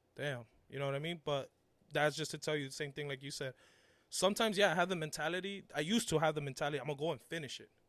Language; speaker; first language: English; early bilingual, other home language; Spanish